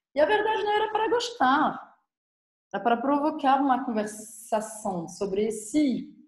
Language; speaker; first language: Portuguese; non-native, fluent; French